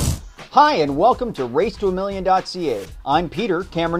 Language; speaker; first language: English; native; English